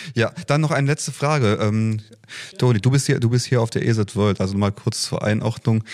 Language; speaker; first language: German; native; German